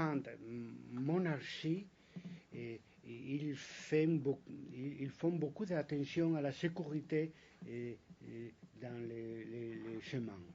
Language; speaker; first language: French; non-native, fluent; Spanish